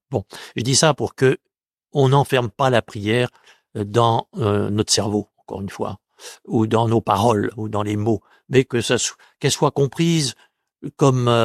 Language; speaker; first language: French; native; French